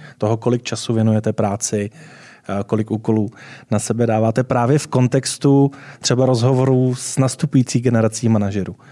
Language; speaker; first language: Czech; native; Czech